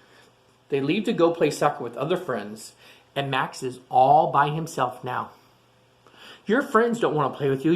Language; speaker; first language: English; native; English